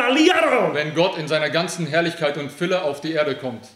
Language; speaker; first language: German; early bilingual, other home language; Aramaic